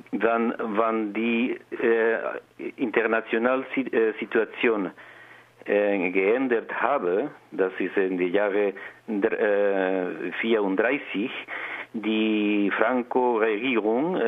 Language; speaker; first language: German; non-native, learner; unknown